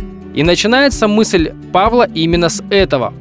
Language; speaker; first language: Russian; native; Russian